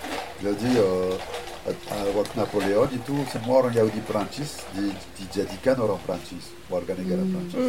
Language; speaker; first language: Indonesian; non-native, fluent; French